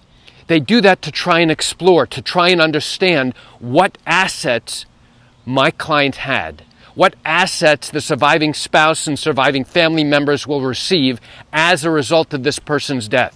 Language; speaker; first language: English; native; English